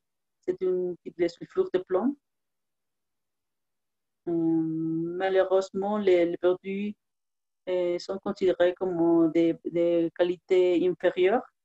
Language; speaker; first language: French; non-native, learner; Spanish